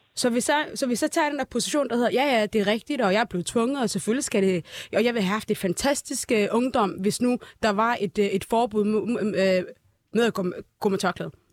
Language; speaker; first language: Danish; early bilingual, other home language; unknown